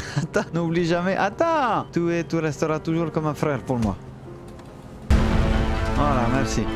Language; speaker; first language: French; native; French